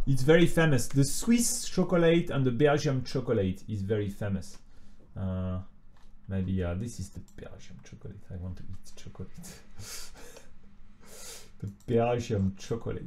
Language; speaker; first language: English; non-native, fluent; French